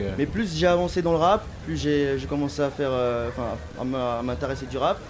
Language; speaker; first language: French; early bilingual, other home language; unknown